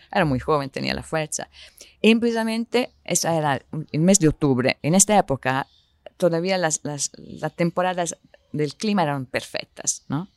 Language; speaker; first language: Spanish; non-native, fluent; Italian